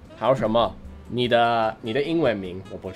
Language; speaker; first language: Chinese; non-native, fluent; English